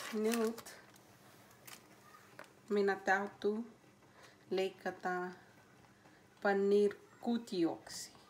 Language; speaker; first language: Finnish; non-native, learner; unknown